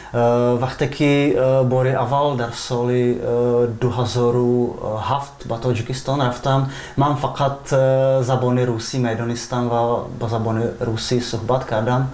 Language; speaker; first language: Persian; non-native, fluent; Czech